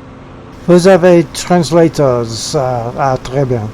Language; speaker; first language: French; non-native, learner; English